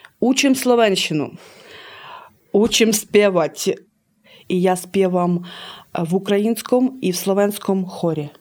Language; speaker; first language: Ukrainian; early bilingual, heritage; Slovak